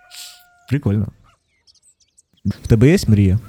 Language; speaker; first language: Ukrainian; native; Ukrainian